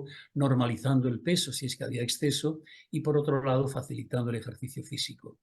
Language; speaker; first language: Spanish; native; Spanish